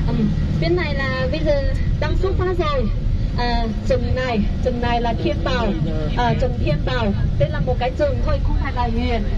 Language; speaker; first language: Vietnamese; non-native, fluent; Chinese